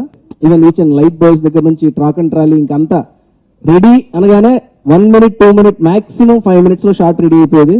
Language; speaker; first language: Telugu; native; Telugu